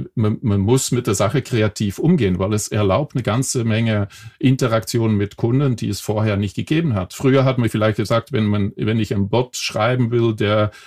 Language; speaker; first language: German; non-native, fluent; Dutch